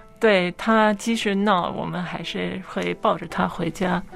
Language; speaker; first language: Chinese; non-native, fluent; English